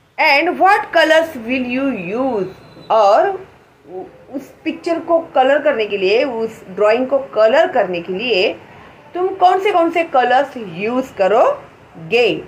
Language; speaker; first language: Hindi; non-native, local second language; Marathi